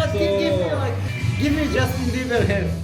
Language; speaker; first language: English; non-native, learner; Georgian